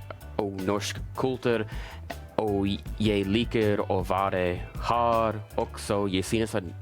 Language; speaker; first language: Norwegian; non-native, learner; English